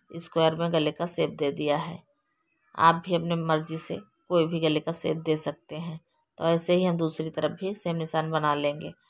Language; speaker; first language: Hindi; native; Hindi